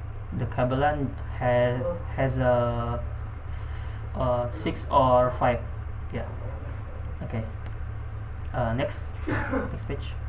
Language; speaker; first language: English; non-native, learner; Indonesian